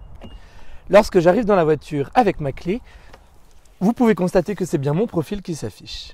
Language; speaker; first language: French; native; French